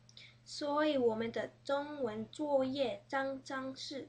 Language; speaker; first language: Chinese; early bilingual, heritage; Chinese